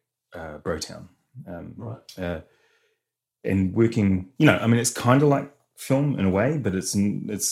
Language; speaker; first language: English; native; English